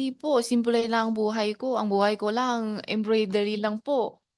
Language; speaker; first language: Filipino; non-native, learner; Chinese